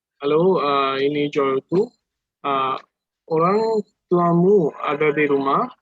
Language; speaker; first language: Indonesian; non-native, learner; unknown